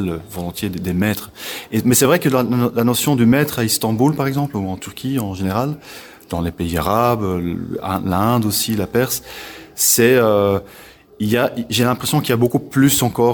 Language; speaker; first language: French; non-native, local second language; Dutch